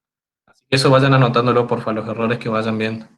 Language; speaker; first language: Spanish; native; Spanish